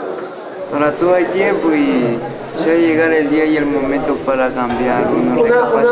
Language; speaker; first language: Spanish; native; Spanish